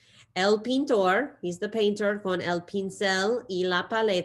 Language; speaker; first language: Spanish; non-native, fluent; English